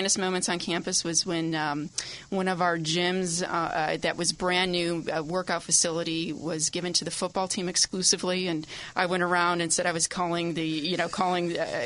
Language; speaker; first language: English; native; English